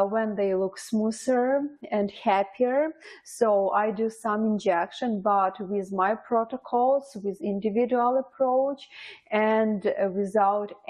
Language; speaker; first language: English; non-native, fluent; Ukrainian